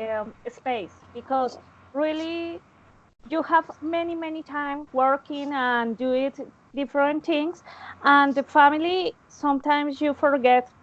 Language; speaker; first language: English; non-native, learner; Spanish